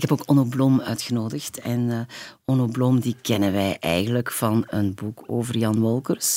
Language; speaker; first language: Dutch; native; Dutch